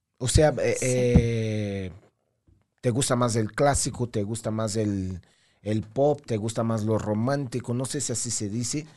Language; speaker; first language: Spanish; non-native, fluent; Portuguese